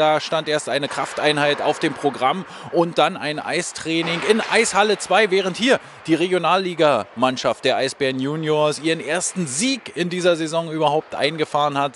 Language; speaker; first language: German; native; German